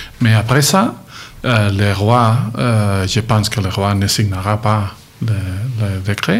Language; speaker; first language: French; non-native, learner; Catalan